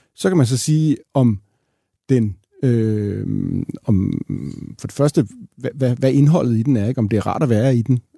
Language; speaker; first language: Danish; native; Danish